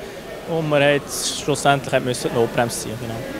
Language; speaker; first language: German; native; German